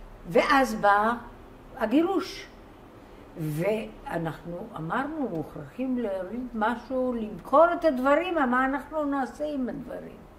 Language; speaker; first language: Hebrew; non-native, fluent; Bulgarian